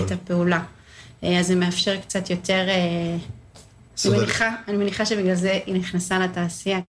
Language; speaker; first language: Hebrew; native; Hebrew